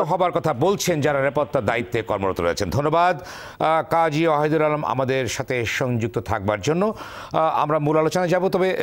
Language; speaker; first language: Bangla; native; Bangla